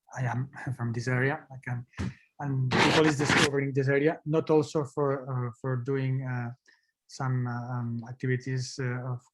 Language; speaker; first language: English; non-native, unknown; Catalan